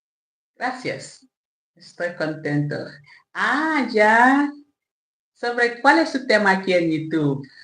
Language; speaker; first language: Spanish; non-native, learner; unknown